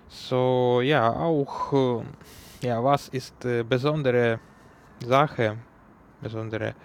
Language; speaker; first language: German; non-native, learner; Ukrainian